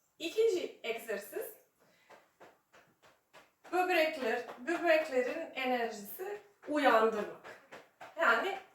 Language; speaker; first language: Turkish; non-native, fluent; Serbian